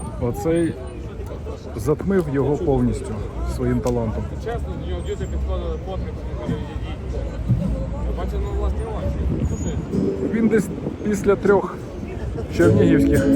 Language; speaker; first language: Ukrainian; native; Ukrainian